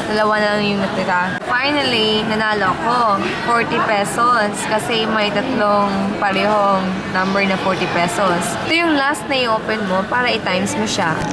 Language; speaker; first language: Filipino; non-native, local second language; Cebuano